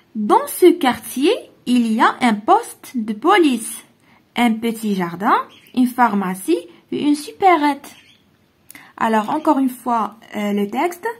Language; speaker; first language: French; non-native, local second language; Arabic